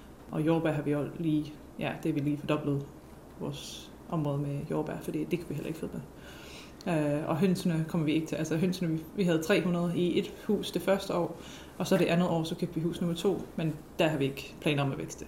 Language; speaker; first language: Danish; non-native, fluent; English